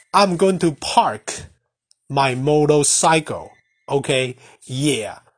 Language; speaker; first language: English; non-native, fluent; Chinese